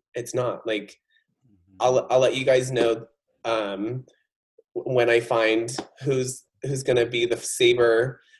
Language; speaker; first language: English; native; English